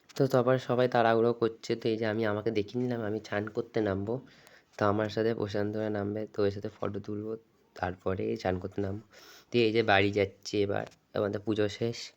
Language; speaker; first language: Bangla; non-native, local second language; Bhojpuri